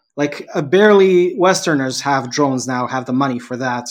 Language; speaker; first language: English; non-native, fluent; Serbian